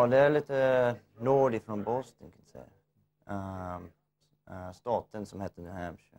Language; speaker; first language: Swedish; non-native, fluent; English